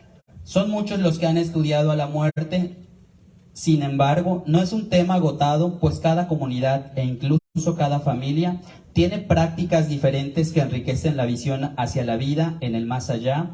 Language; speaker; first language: Spanish; native; Spanish